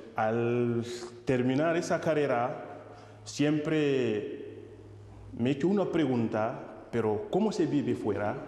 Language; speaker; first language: Spanish; non-native, fluent; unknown